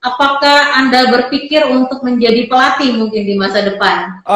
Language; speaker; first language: Indonesian; native; Indonesian